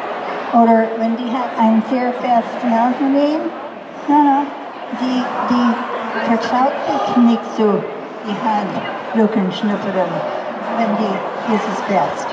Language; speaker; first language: German; non-native, fluent; English